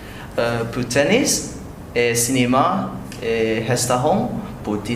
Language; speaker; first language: French; non-native, learner; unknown